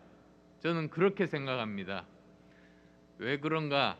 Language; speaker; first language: Korean; native; Korean